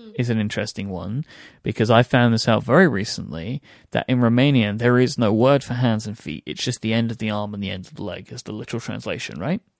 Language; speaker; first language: English; native; English